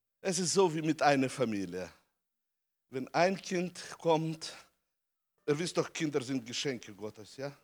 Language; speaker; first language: German; non-native, fluent; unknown